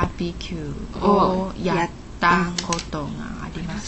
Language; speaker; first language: Japanese; non-native, learner; Chinese